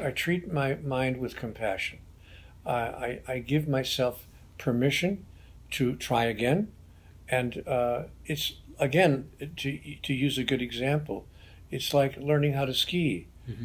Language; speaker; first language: English; native; English